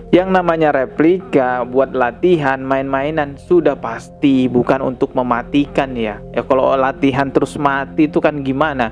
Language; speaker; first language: Indonesian; native; Indonesian